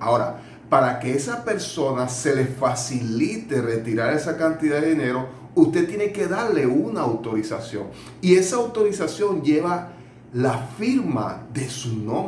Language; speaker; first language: Spanish; native; Spanish